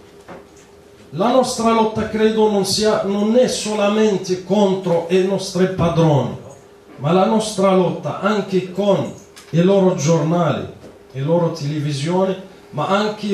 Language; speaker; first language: Italian; non-native, fluent; Arabic